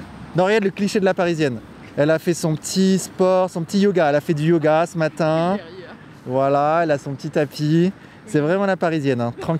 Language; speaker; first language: French; native; French